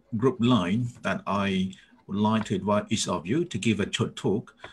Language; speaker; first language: English; non-native, fluent; Thai